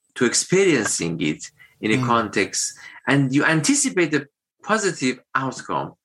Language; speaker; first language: English; non-native, fluent; Persian